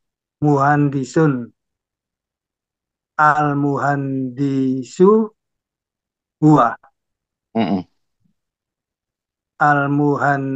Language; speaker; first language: Arabic; non-native, learner; Indonesian